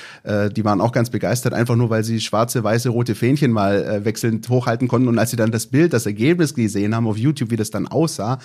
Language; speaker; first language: German; native; German